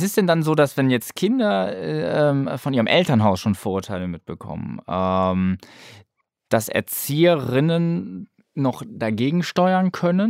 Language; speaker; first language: German; native; German